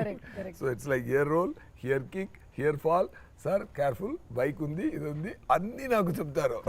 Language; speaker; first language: Telugu; non-native, fluent; Tamil